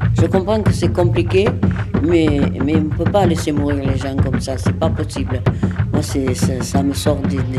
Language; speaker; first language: French; early bilingual, other home language; Catalan